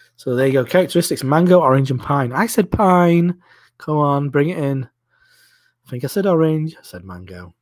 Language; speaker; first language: English; native; English